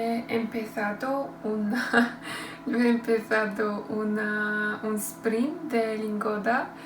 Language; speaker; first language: Spanish; non-native, learner; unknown